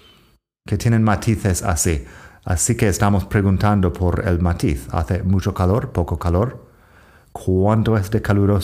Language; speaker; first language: Spanish; non-native, fluent; English